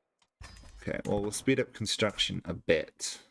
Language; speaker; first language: English; native; English